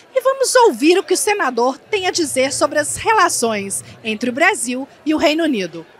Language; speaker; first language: Portuguese; native; Portuguese